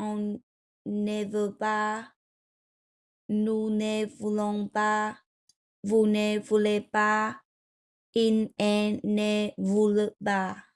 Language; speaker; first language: French; non-native, learner; Vietnamese